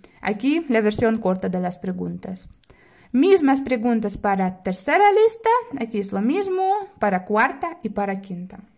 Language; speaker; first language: Spanish; non-native, fluent; Russian